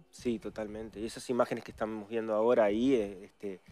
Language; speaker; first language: Spanish; native; Spanish